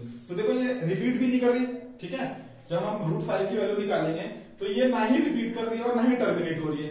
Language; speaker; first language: Hindi; native; Hindi